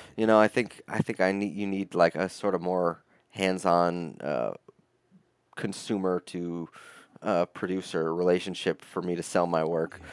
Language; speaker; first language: English; native; English